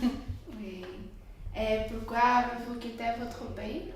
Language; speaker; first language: French; non-native, learner; Greek